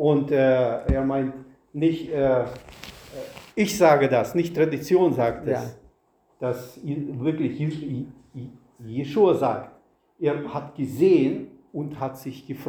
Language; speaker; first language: German; non-native, fluent; Russian